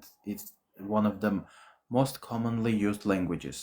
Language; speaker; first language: English; non-native, fluent; Armenian